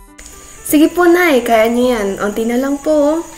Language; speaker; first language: Filipino; native; Filipino